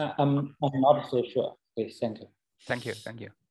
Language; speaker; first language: English; non-native, learner; Vietnamese